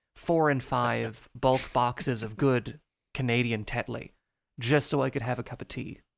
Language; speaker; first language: English; native; English